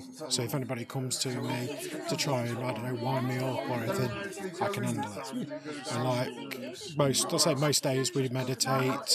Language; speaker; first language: English; native; English